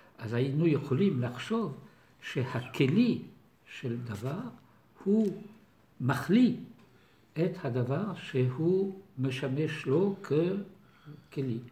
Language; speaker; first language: Hebrew; non-native, fluent; French